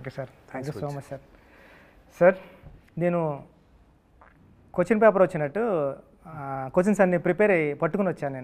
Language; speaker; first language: Telugu; native; Telugu